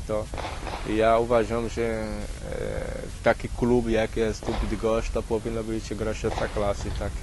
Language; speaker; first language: Polish; non-native, learner; Portuguese